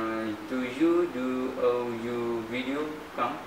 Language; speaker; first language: French; non-native, learner; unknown